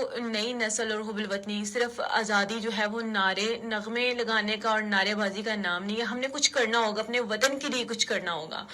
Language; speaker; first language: Urdu; non-native, local second language; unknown